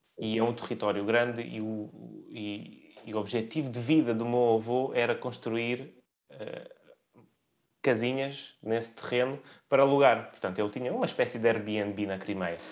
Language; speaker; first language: Portuguese; early bilingual, other home language; Russian